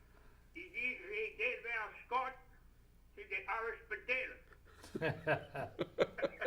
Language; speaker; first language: French; native; French